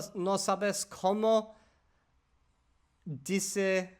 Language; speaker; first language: Spanish; non-native, learner; English